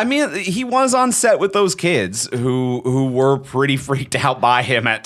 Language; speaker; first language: English; native; English